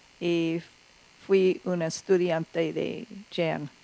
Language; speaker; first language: Spanish; non-native, learner; English